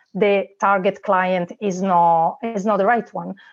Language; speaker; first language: English; non-native, fluent; Italian